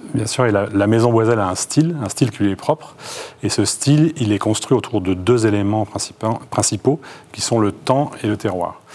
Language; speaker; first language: French; native; French